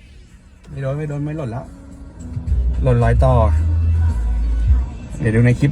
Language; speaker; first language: Thai; native; Thai